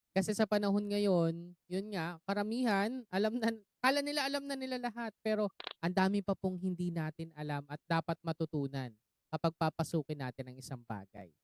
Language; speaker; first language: Filipino; native; Filipino